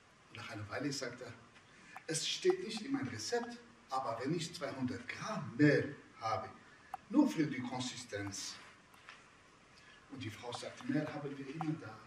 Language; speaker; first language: German; non-native, fluent; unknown